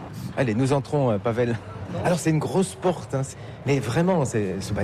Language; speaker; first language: French; native; French